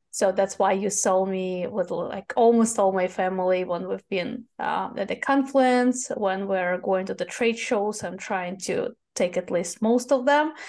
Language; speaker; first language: English; non-native, fluent; Russian